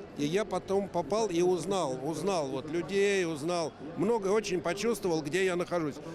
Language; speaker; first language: Russian; native; Russian